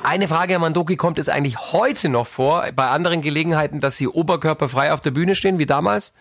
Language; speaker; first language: German; native; German